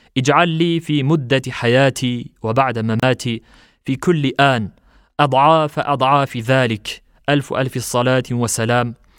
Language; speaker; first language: Arabic; non-native, fluent; Turkish